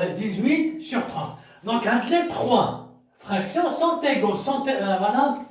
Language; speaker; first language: French; non-native, local second language; Arabic